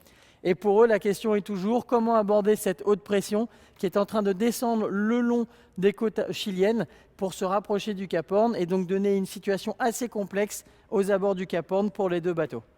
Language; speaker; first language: French; native; French